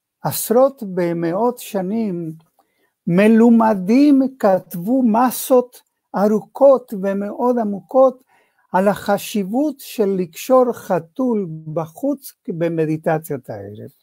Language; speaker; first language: Hebrew; non-native, fluent; Spanish